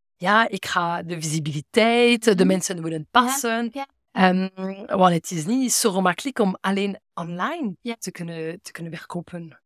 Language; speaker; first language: Dutch; non-native, fluent; French